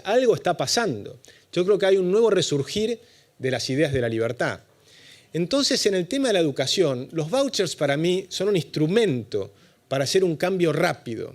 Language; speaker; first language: Spanish; native; Spanish